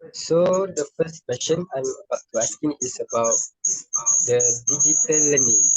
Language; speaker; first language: English; non-native, learner; Malay